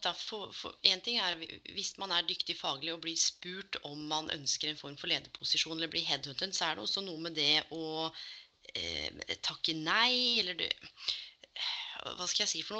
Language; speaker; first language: Norwegian; native; Norwegian